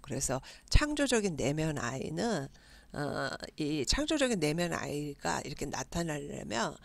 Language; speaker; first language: Korean; native; Korean